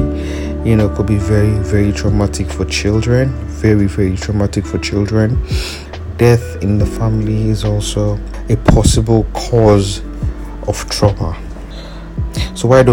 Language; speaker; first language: English; non-native, local second language; Yoruba